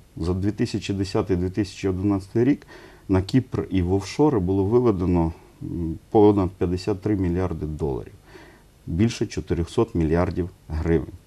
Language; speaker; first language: Ukrainian; non-native, local second language; Russian